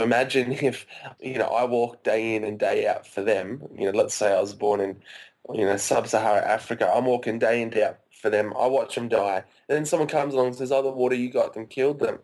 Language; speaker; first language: English; native; English